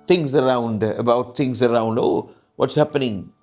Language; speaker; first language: English; non-native, local second language; Sinhala